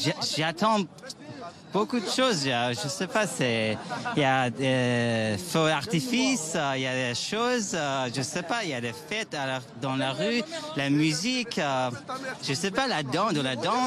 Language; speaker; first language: French; non-native, learner; English